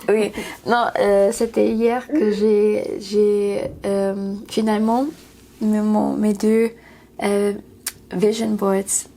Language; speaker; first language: French; non-native, learner; English